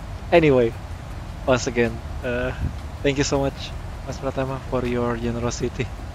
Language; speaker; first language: English; non-native, fluent; Indonesian